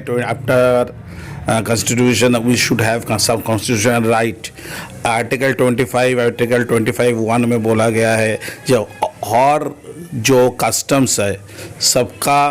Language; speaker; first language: Hindi; non-native, local second language; Bangla